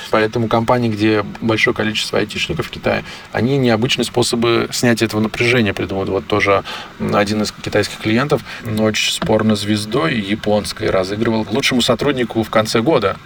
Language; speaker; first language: Russian; native; Russian